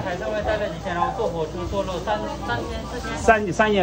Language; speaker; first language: Chinese; native; Chinese